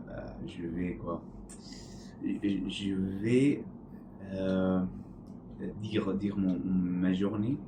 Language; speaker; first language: French; non-native, learner; Arabic